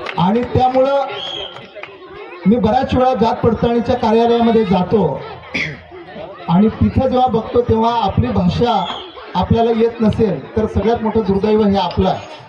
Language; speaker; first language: Marathi; non-native, local second language; Kukna